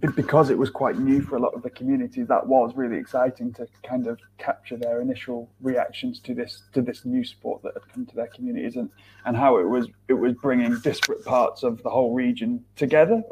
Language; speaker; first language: English; native; English